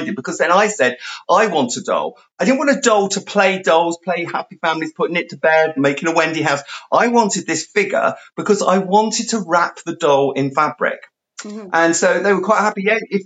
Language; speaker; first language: English; native; English